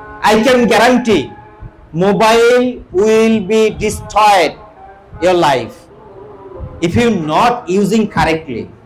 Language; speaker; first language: English; non-native, local second language; Bangla